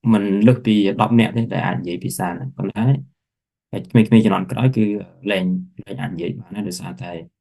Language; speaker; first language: Khmer; non-native, local second language; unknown